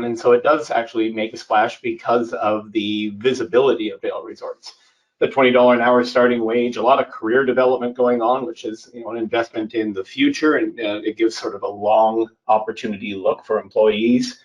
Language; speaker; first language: English; native; English